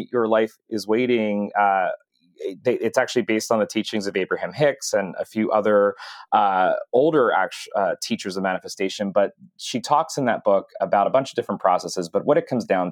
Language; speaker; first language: English; native; English